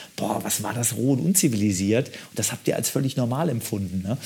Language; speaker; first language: German; native; German